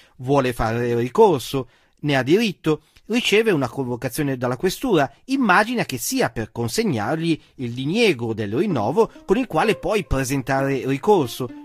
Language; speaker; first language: Italian; native; Italian